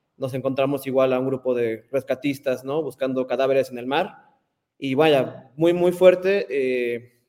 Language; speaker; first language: Spanish; native; Spanish